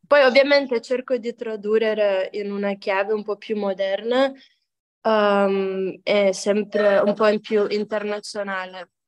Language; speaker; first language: Italian; non-native, fluent; Lithuanian